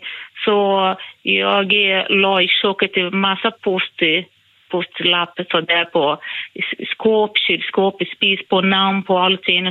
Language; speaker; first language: Swedish; non-native, fluent; Portuguese